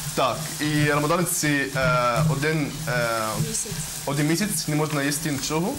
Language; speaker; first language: Ukrainian; non-native, learner; Arabic